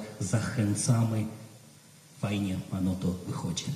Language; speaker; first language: Polish; non-native, fluent; Belarusian